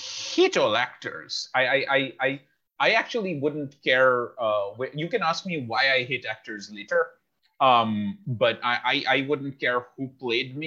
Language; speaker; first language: English; non-native, local second language; Bangla